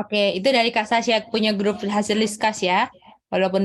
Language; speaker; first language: Indonesian; native; Indonesian